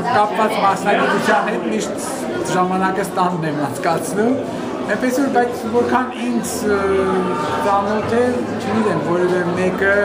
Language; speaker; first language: Armenian; native; Armenian